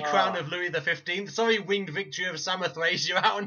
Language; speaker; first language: English; native; English